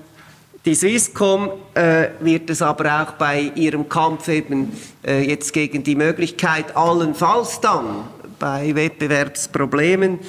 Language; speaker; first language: German; native; German